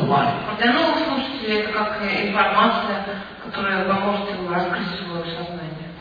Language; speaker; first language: Russian; native; Russian